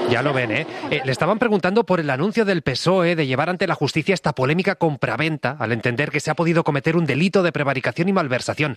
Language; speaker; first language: Spanish; native; Spanish